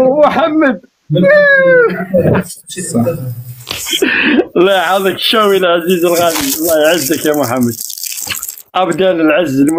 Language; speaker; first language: Arabic; native; Arabic